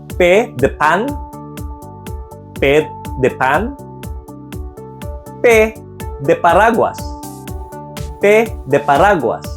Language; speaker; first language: Spanish; non-native, fluent; Filipino